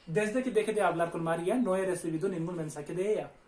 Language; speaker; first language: Spanish; non-native, fluent; Hindi